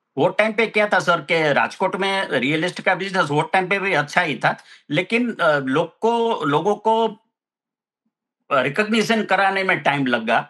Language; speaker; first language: Hindi; non-native, local second language; Gujarati